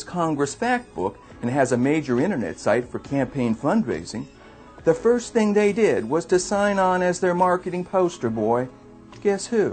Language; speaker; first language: English; native; English